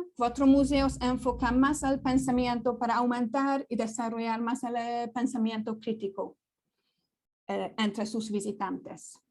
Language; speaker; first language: Spanish; non-native, fluent; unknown